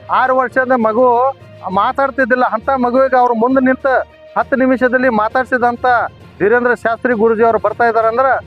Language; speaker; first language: Kannada; native; Kannada